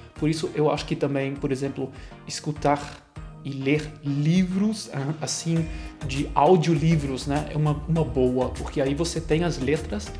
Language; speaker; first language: Portuguese; non-native, fluent; German